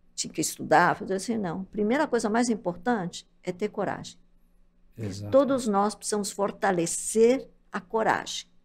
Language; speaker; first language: Portuguese; early bilingual, other home language; Japanese